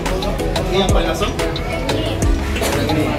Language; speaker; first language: Indonesian; native; Indonesian